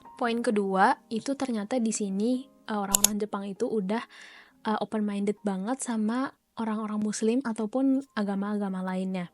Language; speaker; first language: Indonesian; native; Indonesian